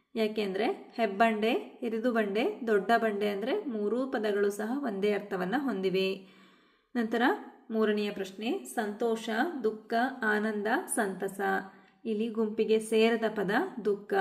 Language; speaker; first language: Kannada; native; Kannada